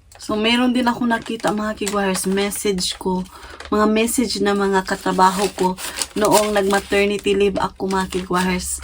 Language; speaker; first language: Filipino; non-native, local second language; Cebuano